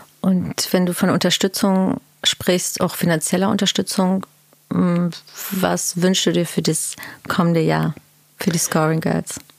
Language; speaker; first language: German; early bilingual, other home language; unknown